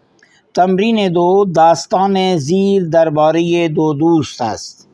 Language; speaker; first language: Persian; non-native, fluent; Urdu